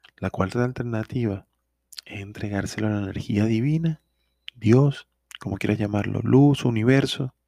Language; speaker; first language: Spanish; native; Spanish